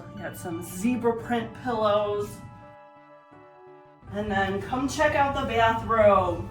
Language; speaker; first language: English; native; English